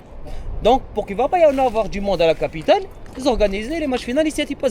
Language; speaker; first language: French; non-native, local second language; Arabic